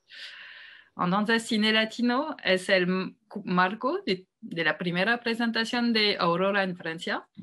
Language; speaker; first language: Spanish; non-native, fluent; French